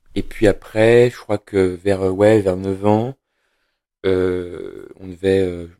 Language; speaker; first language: French; native; French